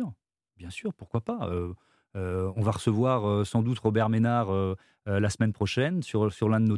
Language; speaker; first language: French; native; French